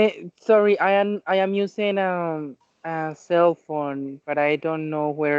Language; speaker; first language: English; non-native, learner; Spanish